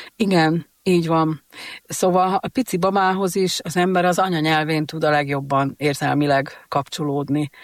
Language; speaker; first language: Hungarian; native; Hungarian